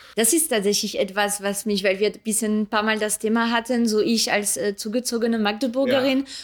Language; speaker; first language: German; early bilingual, other home language; French